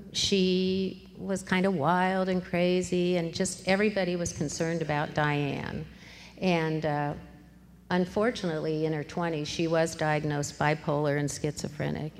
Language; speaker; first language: English; native; English